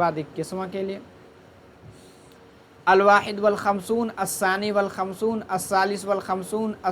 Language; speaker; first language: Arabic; non-native, fluent; Urdu